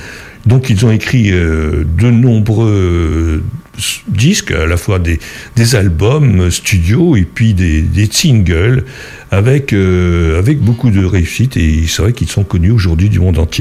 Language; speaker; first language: French; native; French